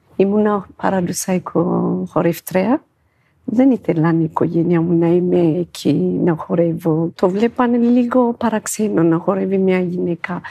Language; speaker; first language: Greek; non-native, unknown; Amharic